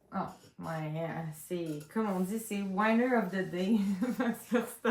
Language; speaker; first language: French; native; French